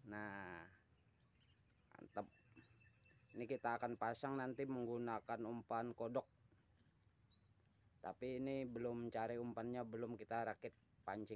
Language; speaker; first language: Indonesian; native; Indonesian